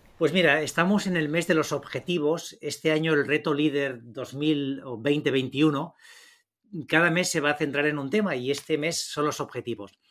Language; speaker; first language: Spanish; native; Spanish